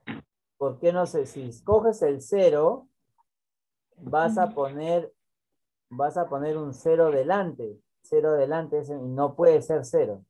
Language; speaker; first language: Spanish; native; Spanish